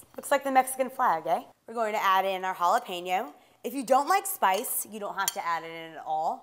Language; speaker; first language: English; native; English